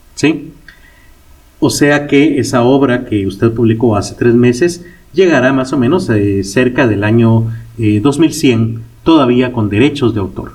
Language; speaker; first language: Spanish; native; Spanish